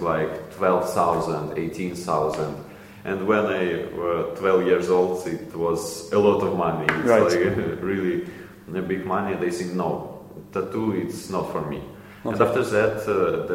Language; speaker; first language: English; non-native, learner; Ukrainian